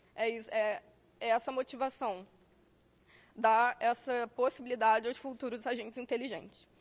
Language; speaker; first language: Portuguese; native; Portuguese